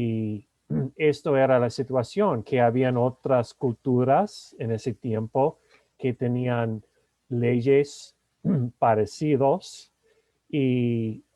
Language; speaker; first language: Spanish; non-native, fluent; English